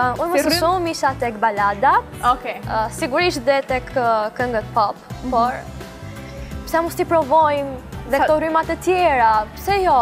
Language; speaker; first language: Albanian; native; Albanian